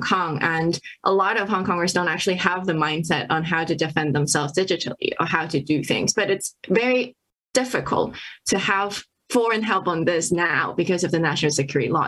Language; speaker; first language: English; non-native, local second language; Cantonese